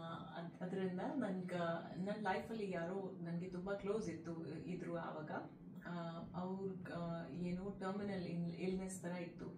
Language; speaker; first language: Kannada; non-native, local second language; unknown